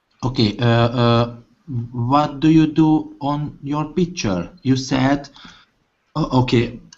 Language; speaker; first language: English; non-native, learner; Hungarian